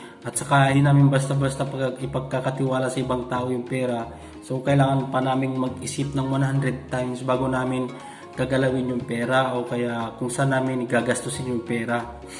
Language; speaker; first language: Filipino; non-native, local second language; Iloko